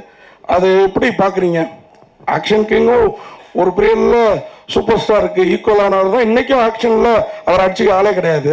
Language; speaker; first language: Tamil; native; Tamil